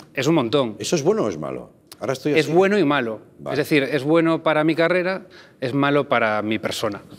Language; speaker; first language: Spanish; native; Spanish